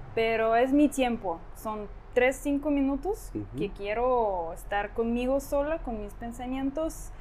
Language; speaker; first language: Spanish; non-native, fluent; Ukrainian